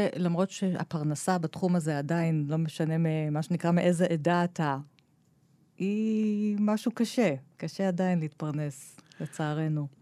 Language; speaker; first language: Hebrew; native; Hebrew